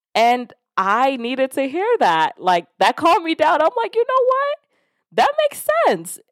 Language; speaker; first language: English; early bilingual, other home language; Yoruba